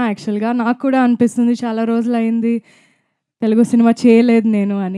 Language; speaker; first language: Telugu; non-native, fluent; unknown